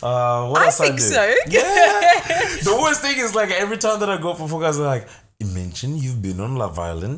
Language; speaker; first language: English; non-native, local second language; Shona